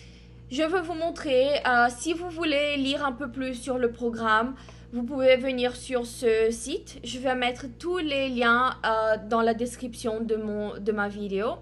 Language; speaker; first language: French; non-native, fluent; Portuguese